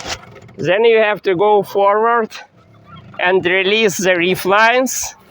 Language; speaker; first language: English; non-native, fluent; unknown